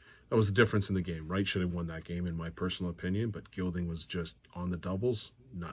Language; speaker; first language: English; native; English